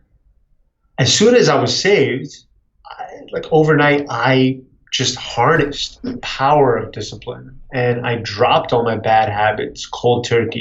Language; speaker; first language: English; native; English